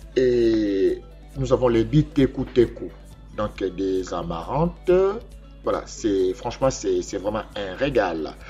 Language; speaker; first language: French; non-native, local second language; Lingala